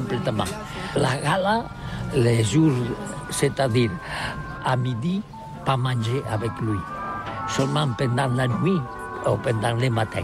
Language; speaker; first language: French; non-native, learner; Catalan